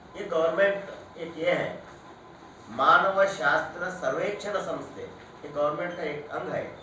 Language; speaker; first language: Hindi; non-native, local second language; Kannada